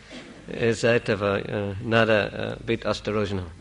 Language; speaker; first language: Russian; non-native, fluent; English